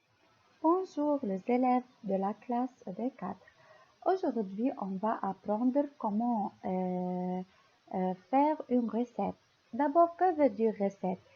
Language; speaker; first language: French; non-native, local second language; Arabic